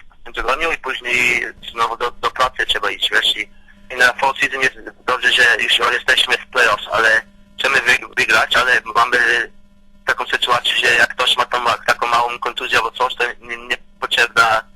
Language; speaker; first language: Polish; early bilingual, heritage; Polish